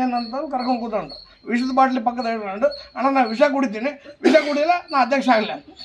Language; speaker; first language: Kannada; native; Kannada